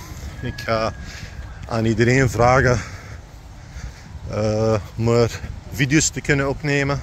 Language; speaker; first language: Dutch; non-native, fluent; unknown